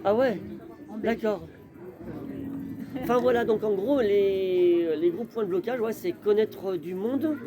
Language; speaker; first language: French; native; French